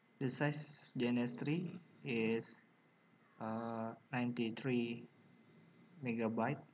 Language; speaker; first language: English; non-native, learner; Indonesian